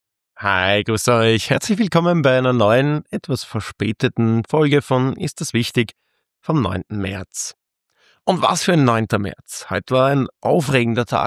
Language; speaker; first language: German; native; German